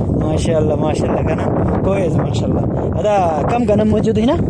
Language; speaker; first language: Arabic; non-native, learner; Bangla